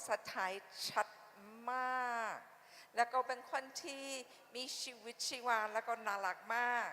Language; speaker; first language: Thai; non-native, fluent; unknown